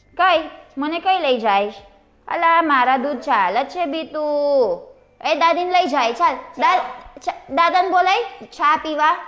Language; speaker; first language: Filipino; native; Filipino